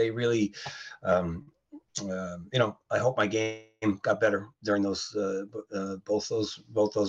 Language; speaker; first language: English; native; English